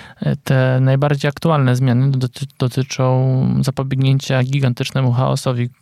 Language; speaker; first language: Polish; native; Polish